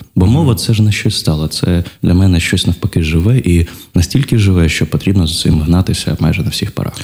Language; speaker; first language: Ukrainian; non-native, local second language; Russian